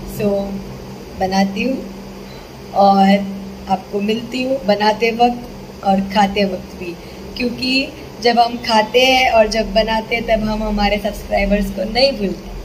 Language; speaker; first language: Hindi; non-native, local second language; Gujarati